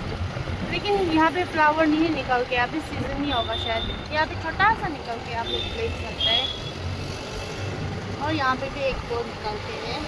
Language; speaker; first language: Hindi; non-native, local second language; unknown